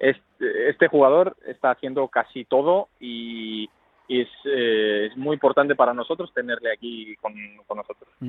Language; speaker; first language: Spanish; non-native, fluent; Greek